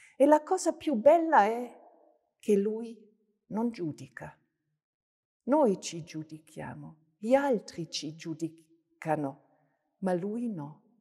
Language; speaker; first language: Italian; non-native, fluent; German